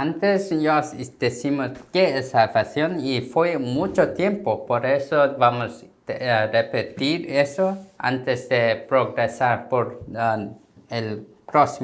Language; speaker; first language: Spanish; non-native, learner; Korean